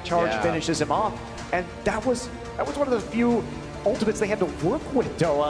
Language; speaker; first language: English; native; English